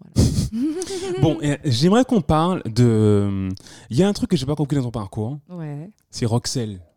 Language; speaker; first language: French; native; French